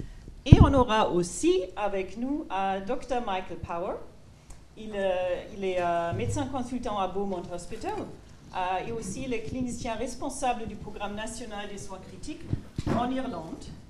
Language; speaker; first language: French; non-native, fluent; German